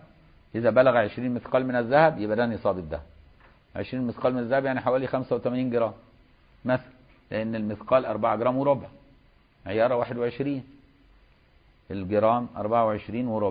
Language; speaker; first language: Arabic; native; Arabic